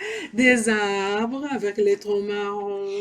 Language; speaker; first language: French; non-native, learner; Portuguese